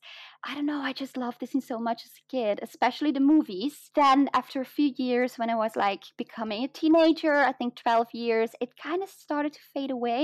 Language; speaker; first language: English; non-native, fluent; Dutch